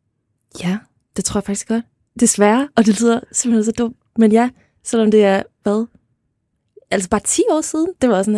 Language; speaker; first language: Danish; native; Danish